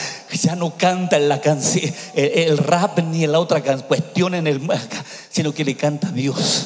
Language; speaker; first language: Spanish; native; Spanish